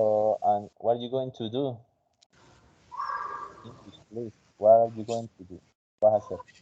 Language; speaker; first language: English; non-native, fluent; Spanish